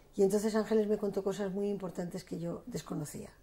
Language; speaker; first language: Spanish; native; Spanish